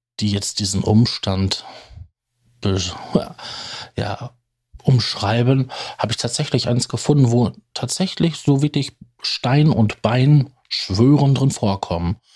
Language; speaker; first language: German; native; German